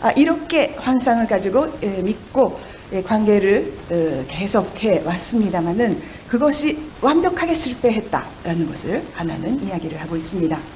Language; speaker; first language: Korean; non-native, fluent; Japanese